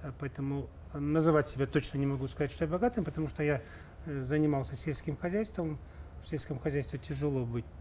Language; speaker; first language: Russian; native; Russian